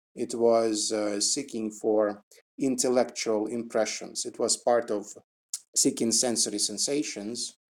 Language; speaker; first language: English; non-native, fluent; Russian